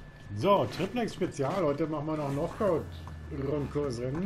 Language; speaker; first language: German; native; German